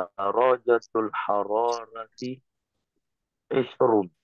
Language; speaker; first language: Arabic; non-native, learner; Indonesian